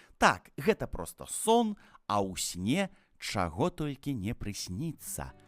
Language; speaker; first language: Belarusian; native; Belarusian